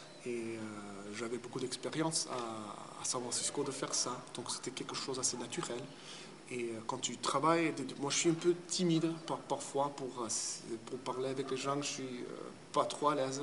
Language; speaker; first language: French; early bilingual, heritage; English